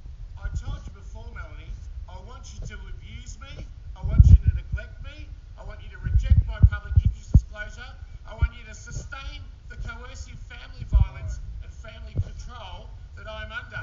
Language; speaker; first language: English; native; English